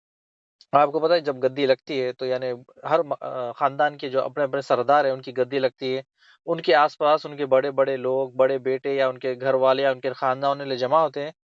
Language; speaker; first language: Urdu; native; Urdu